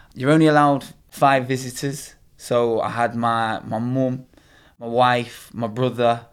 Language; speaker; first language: English; native; English